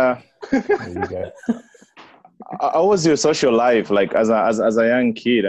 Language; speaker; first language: English; non-native, local second language; Kikuyu